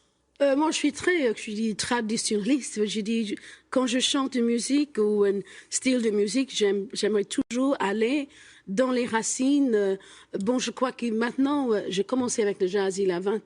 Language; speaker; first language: French; non-native, fluent; English